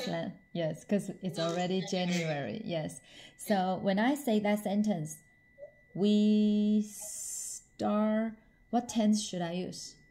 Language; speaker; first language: English; non-native, fluent; Chinese